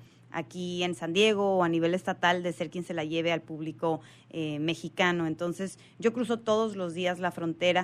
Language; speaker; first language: Spanish; native; Spanish